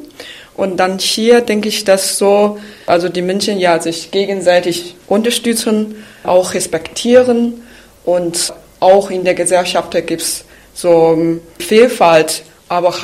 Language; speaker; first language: German; non-native, fluent; Chinese